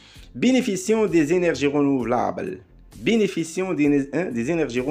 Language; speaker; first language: French; non-native, local second language; Arabic